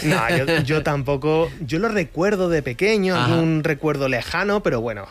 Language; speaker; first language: Spanish; native; Spanish